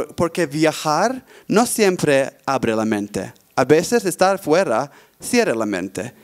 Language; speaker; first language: Spanish; non-native, fluent; Bosnian